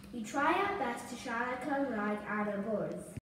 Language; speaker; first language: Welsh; non-native, local second language; English